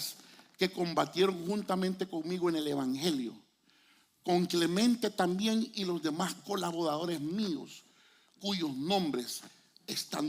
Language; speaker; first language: Spanish; native; Spanish